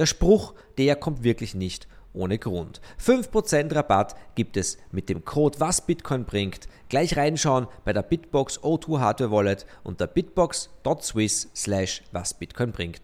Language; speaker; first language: German; native; German